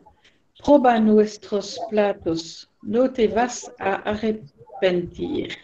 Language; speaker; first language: Spanish; non-native, learner; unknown